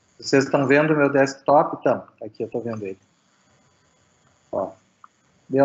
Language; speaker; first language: Portuguese; native; Portuguese